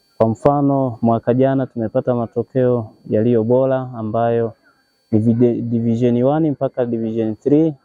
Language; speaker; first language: Swahili; native; Swahili